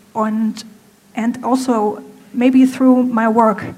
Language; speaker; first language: English; non-native, fluent; German